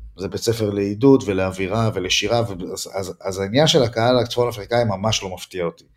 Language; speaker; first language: Hebrew; native; Hebrew